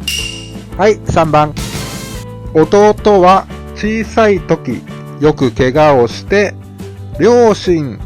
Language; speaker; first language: Japanese; non-native, fluent; Thai